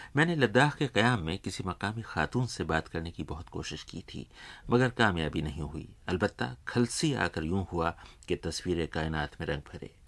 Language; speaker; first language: Urdu; native; Urdu